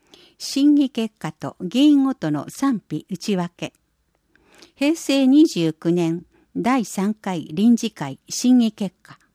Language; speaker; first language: Japanese; native; Japanese